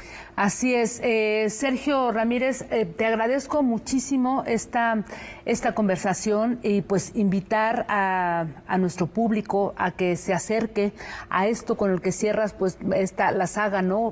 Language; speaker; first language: Spanish; native; Spanish